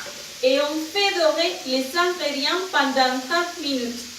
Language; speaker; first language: French; non-native, learner; Spanish